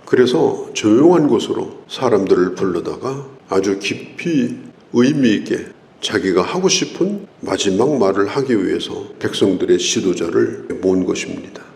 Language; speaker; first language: Korean; native; Korean